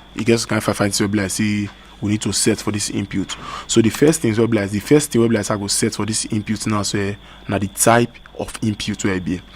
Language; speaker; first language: Nigerian Pidgin; native; Nigerian Pidgin